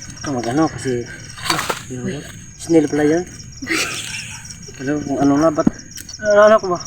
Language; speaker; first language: Filipino; non-native, local second language; Cebuano